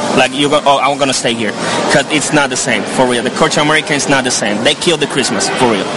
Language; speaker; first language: English; non-native, fluent; Spanish